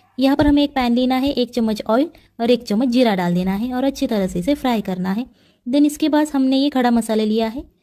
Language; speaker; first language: Hindi; non-native, local second language; Marathi